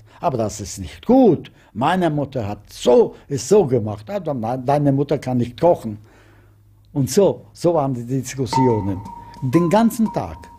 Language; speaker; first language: German; non-native, fluent; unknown